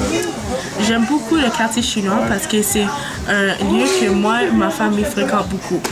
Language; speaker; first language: French; non-native, local second language; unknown